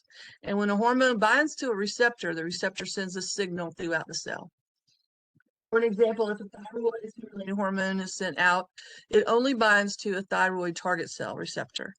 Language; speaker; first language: English; native; English